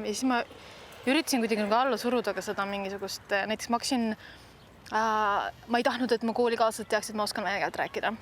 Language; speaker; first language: Estonian; non-native, local second language; Russian